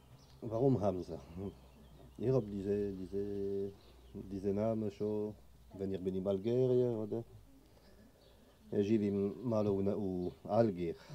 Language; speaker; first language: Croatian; non-native, learner; French